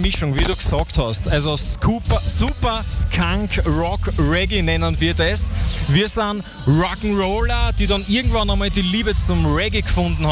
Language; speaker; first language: German; non-native, local second language; Croatian